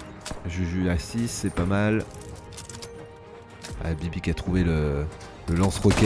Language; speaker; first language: French; native; French